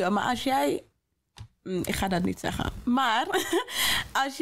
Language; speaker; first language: Dutch; native; Dutch